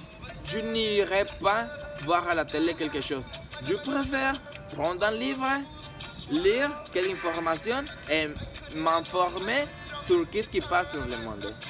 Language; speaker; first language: French; non-native, learner; Spanish